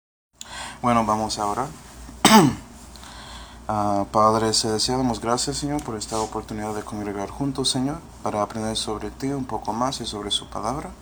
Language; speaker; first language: Spanish; non-native, fluent; English